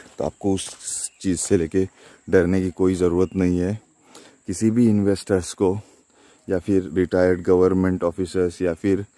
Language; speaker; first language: Hindi; non-native, local second language; Marathi